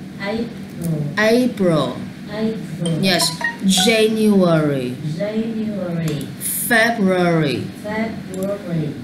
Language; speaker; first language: English; non-native, learner; Vietnamese